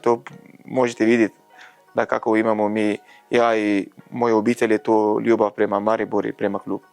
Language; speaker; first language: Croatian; non-native, learner; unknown